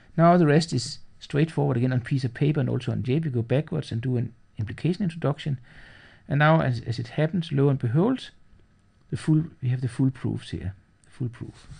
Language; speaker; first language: English; non-native, fluent; Danish